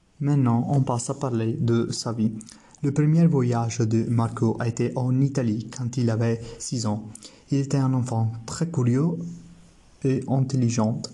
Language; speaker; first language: French; non-native, learner; Italian